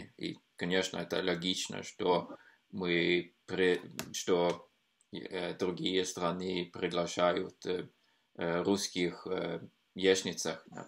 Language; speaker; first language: Russian; non-native, fluent; Norwegian